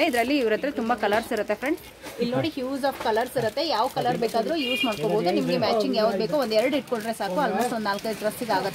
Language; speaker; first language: Kannada; native; Kannada